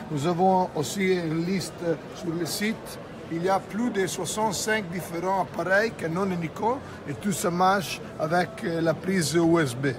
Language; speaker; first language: French; non-native, fluent; Italian